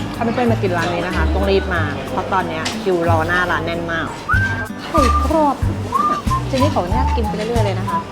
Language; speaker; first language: Thai; native; Thai